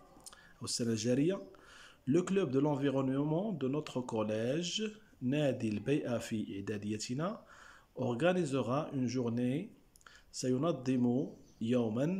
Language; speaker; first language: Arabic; native; Arabic